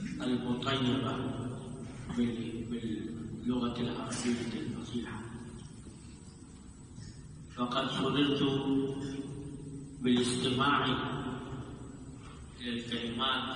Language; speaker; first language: Arabic; non-native, fluent; Urdu